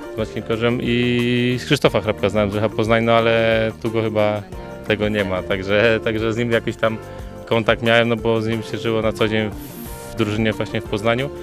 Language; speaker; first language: Polish; native; Polish